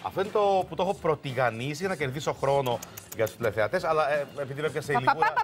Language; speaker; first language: Greek; native; Greek